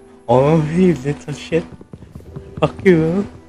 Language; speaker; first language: English; non-native, local second language; Filipino